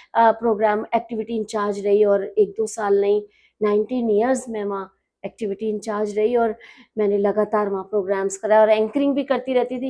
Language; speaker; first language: Urdu; native; Urdu